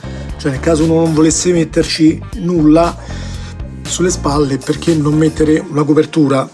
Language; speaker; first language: Italian; native; Italian